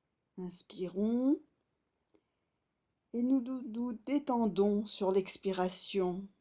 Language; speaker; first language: French; native; French